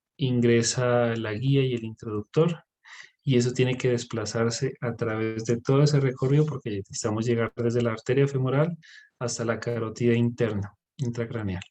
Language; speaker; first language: Spanish; native; Spanish